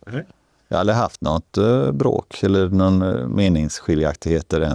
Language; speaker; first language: Swedish; native; Swedish